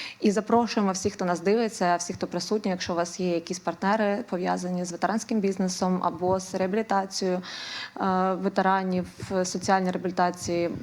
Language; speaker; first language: Ukrainian; native; Ukrainian